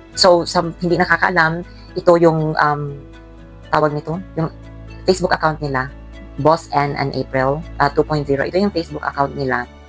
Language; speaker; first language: Filipino; non-native, local second language; Cebuano